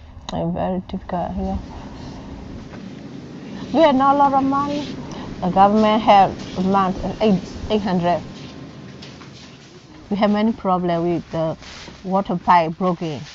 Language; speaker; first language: English; non-native, learner; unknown